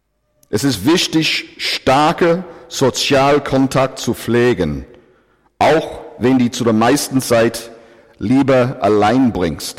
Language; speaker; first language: German; non-native, fluent; English